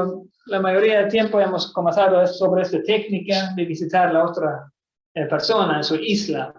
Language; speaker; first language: Spanish; non-native, fluent; Swedish